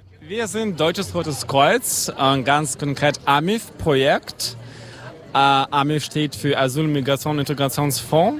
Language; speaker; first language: German; non-native, fluent; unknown